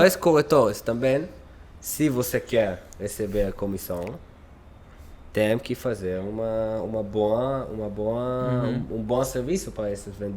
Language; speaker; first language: Portuguese; non-native, learner; Hebrew